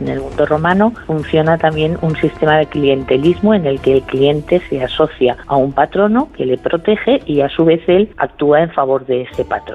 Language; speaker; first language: Spanish; native; Spanish